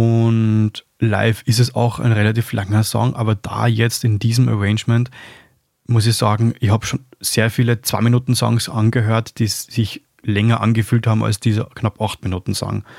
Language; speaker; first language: German; native; German